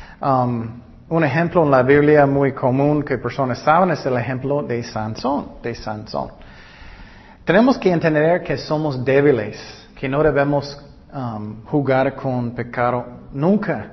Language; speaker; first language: Spanish; non-native, learner; English